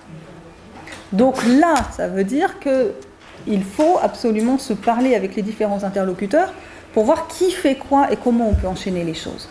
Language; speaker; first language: French; native; French